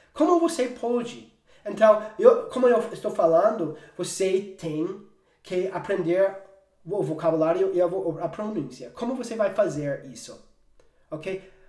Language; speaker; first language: Portuguese; non-native, fluent; English